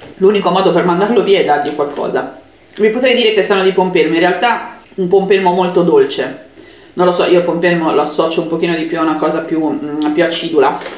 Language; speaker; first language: Italian; native; Italian